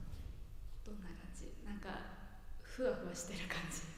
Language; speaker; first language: Japanese; native; Japanese